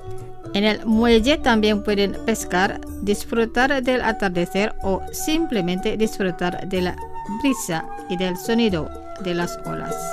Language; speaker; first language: Spanish; non-native, fluent; Indonesian